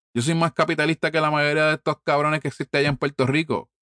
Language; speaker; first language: Spanish; early bilingual, heritage; Spanish